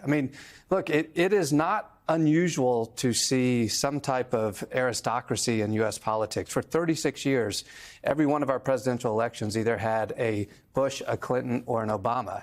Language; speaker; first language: English; native; English